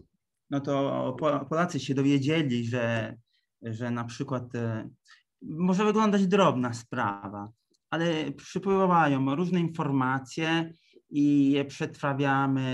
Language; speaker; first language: Polish; early bilingual, heritage; Italian